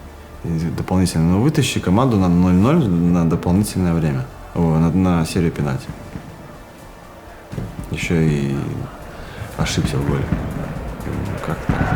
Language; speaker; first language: Russian; native; Russian